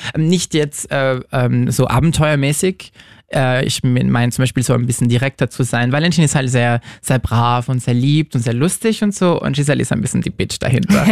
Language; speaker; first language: German; non-native, fluent; French